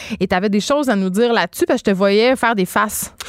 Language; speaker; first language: French; native; French